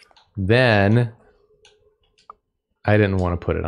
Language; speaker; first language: English; native; English